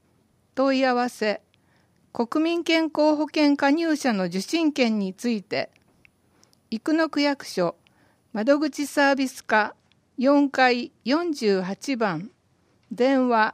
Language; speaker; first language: Japanese; native; Japanese